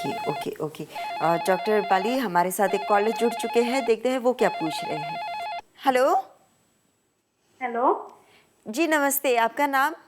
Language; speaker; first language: Hindi; native; Hindi